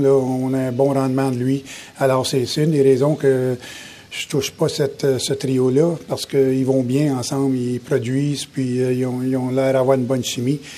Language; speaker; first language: French; native; French